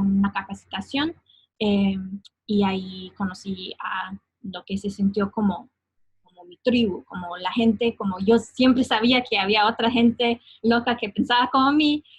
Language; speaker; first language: Spanish; non-native, fluent; English